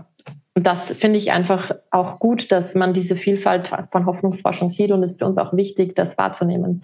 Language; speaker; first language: German; native; German